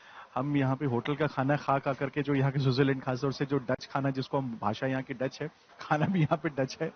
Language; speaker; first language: Hindi; native; Hindi